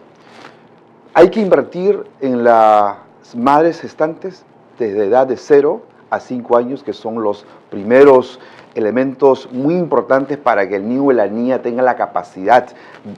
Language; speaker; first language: Spanish; non-native, local second language; Shipibo-Conibo